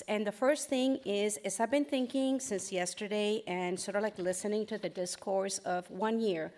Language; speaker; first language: English; early bilingual, other home language; Spanish